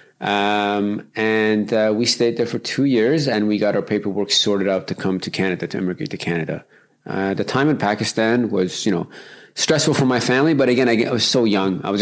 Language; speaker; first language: English; native; English